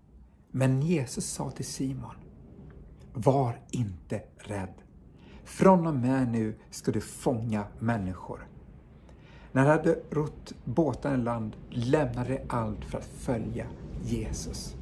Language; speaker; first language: Swedish; native; Swedish